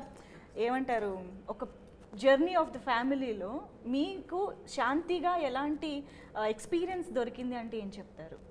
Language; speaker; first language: Telugu; native; Telugu